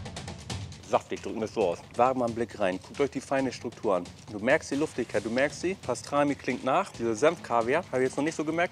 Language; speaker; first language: German; native; German